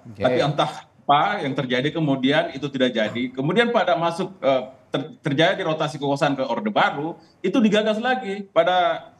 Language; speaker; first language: Indonesian; native; Indonesian